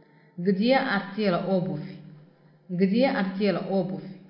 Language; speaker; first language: Russian; non-native, fluent; Chinese